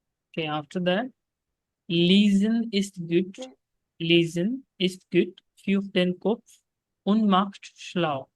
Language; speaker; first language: German; non-native, fluent; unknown